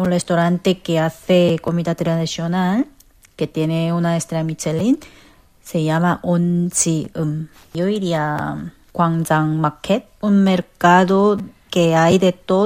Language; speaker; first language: Spanish; non-native, fluent; Korean